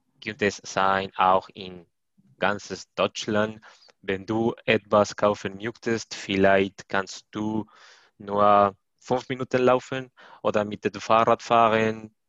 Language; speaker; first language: German; non-native, learner; Spanish